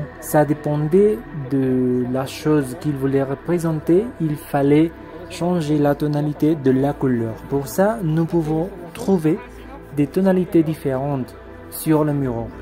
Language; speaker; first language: French; non-native, fluent; Spanish